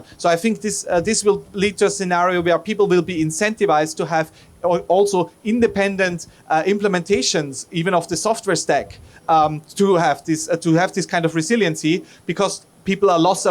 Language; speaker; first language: English; non-native, fluent; German